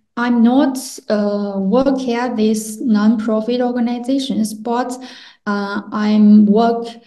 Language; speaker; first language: English; non-native, fluent; Chinese